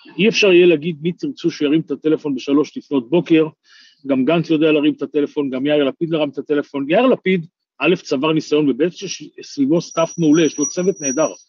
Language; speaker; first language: Hebrew; native; Hebrew